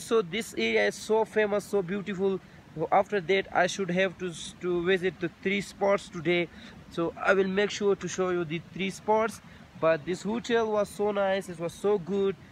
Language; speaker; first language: English; non-native, local second language; Urdu